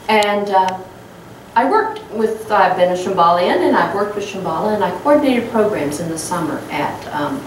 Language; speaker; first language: English; native; English